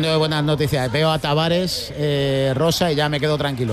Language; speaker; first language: Spanish; native; Spanish